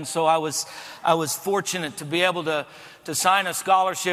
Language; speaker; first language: English; native; English